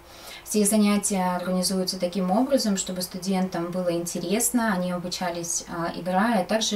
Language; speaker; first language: Russian; native; Russian